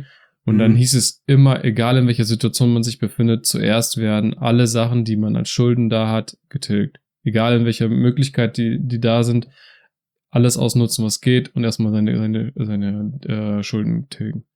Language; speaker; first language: German; native; German